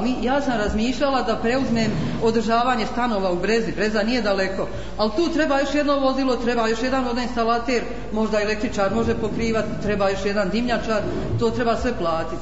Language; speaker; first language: Croatian; native; Croatian